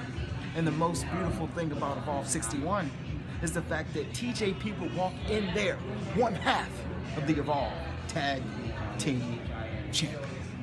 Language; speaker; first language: English; native; English